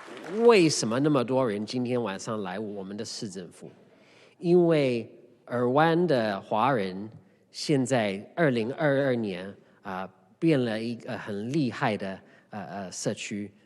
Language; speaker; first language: Chinese; early bilingual, heritage; English